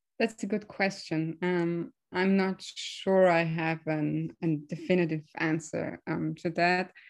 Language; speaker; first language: English; non-native, fluent; German